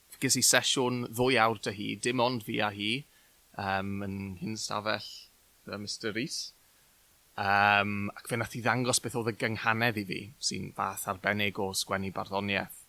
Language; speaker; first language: Welsh; native; Welsh